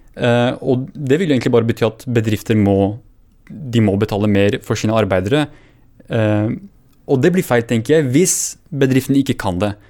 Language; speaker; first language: Norwegian; early bilingual, other home language; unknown